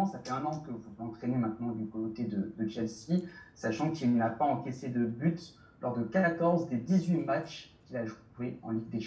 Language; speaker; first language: French; native; French